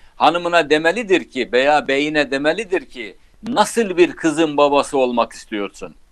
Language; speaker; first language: Turkish; native; Turkish